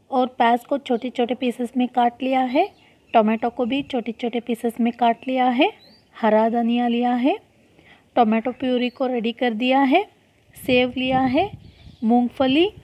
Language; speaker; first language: Hindi; non-native, local second language; Kannada